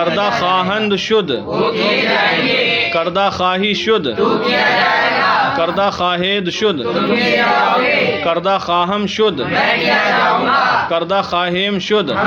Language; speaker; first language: Persian; non-native, fluent; Urdu